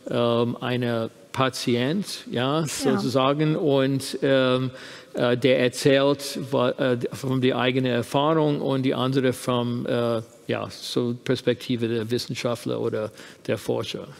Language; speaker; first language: German; non-native, fluent; English